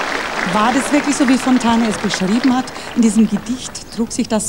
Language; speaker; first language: German; native; German